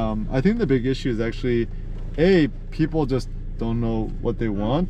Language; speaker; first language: English; early bilingual, other home language; Korean